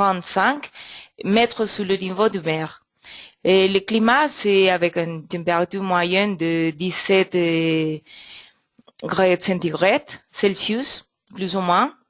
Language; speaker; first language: French; non-native, learner; Spanish